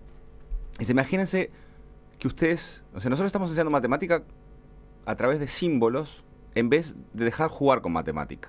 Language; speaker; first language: Spanish; native; Spanish